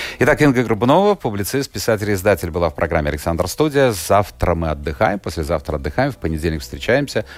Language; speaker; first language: Russian; native; Russian